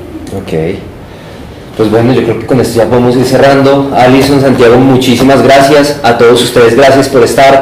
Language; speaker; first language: Spanish; native; Spanish